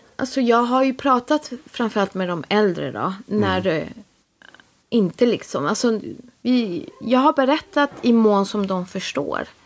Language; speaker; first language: Swedish; early bilingual, other home language; Spanish